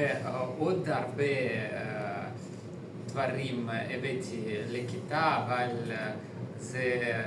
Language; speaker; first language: Hebrew; non-native, learner; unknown